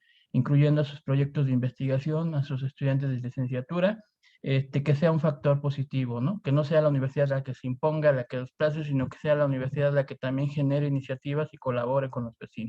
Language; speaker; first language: Spanish; native; Spanish